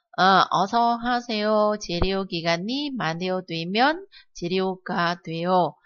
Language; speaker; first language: Korean; non-native, fluent; Vietnamese